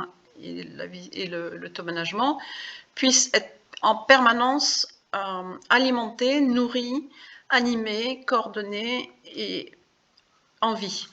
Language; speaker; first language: French; native; French